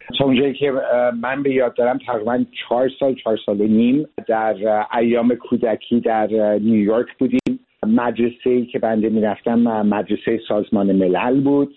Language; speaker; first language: Persian; early bilingual, heritage; Persian